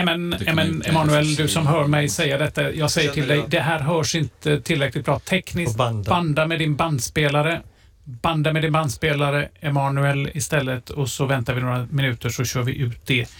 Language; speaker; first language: Swedish; native; Swedish